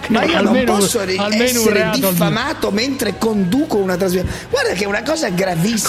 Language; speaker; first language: Italian; native; Italian